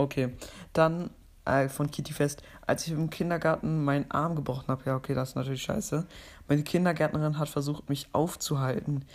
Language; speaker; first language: German; native; German